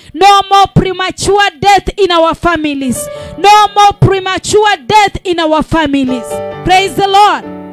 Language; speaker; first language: English; non-native, local second language; Swahili